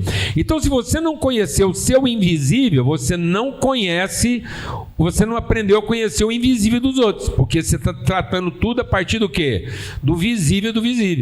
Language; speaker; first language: Portuguese; native; Portuguese